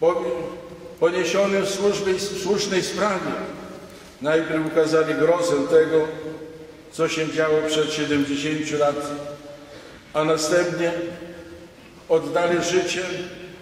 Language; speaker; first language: Polish; native; Polish